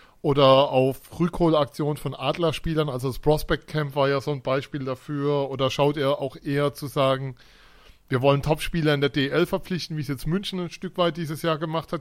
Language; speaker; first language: German; native; German